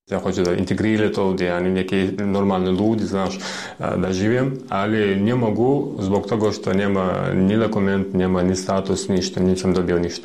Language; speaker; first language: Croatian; non-native, learner; Chechen